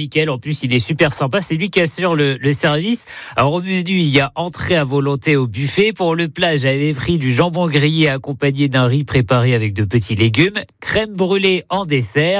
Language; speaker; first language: French; native; French